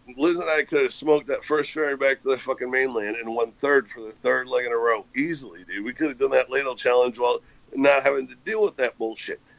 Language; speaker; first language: English; native; English